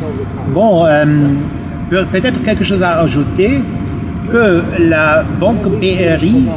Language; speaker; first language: French; non-native, learner; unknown